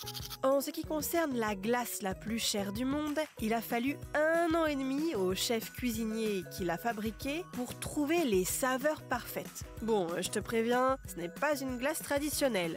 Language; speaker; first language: French; native; French